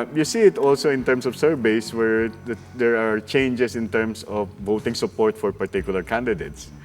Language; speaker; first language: English; non-native, local second language; Filipino